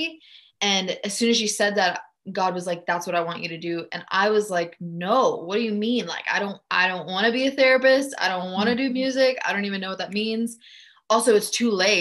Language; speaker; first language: English; early bilingual, other home language; German